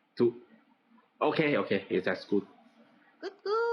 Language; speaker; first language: English; non-native, learner; Thai